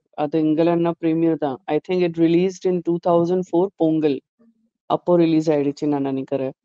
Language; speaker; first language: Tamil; non-native, fluent; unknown